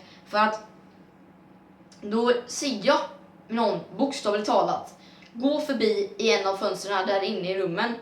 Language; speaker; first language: Swedish; native; Swedish